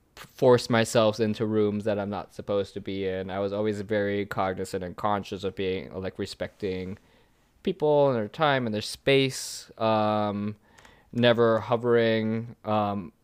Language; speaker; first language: English; early bilingual, other home language; German